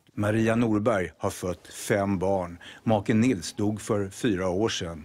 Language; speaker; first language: Swedish; native; Swedish